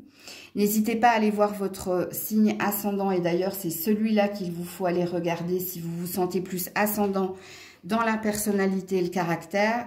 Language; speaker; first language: French; native; French